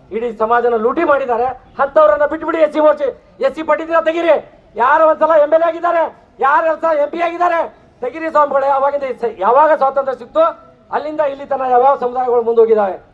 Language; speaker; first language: Kannada; non-native, local second language; Lambadi